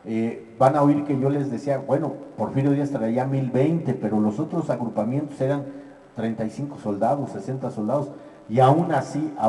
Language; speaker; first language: Spanish; native; Spanish